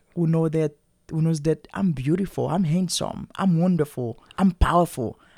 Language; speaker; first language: English; non-native, fluent; Haitian Creole